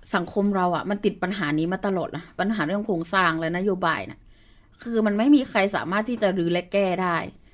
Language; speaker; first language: Thai; early bilingual, other home language; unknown